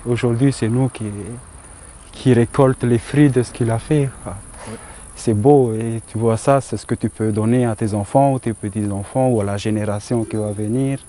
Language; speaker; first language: French; non-native, local second language; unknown